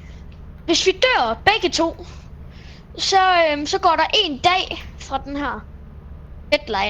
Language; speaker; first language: Danish; native; Danish